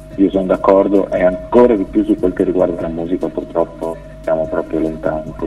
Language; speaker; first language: Italian; early bilingual, other home language; Portuguese